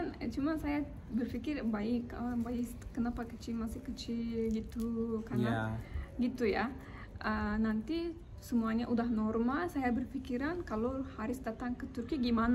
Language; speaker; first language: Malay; non-native, learner; Turkish